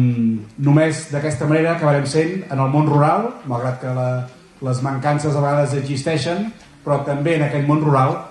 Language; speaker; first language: Catalan; native; Catalan